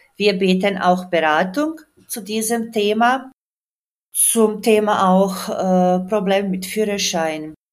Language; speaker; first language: German; non-native, fluent; Croatian